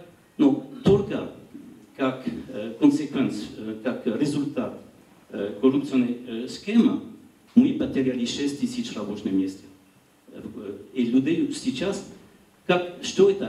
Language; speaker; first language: Russian; non-native, learner; French